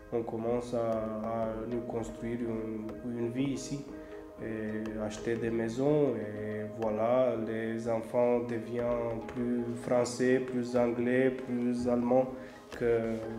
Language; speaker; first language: French; non-native, learner; Romanian